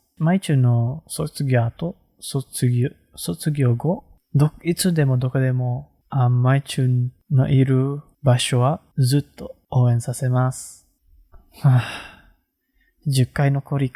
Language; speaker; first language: Japanese; non-native, learner; Malay